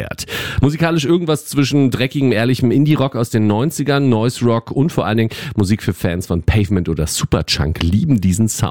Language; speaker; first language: German; native; German